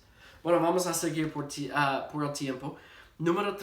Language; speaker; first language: Spanish; non-native, fluent; English